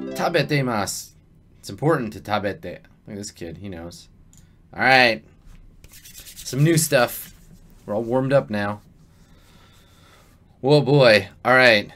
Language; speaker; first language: English; native; English